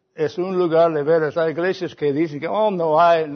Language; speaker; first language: Spanish; non-native, fluent; English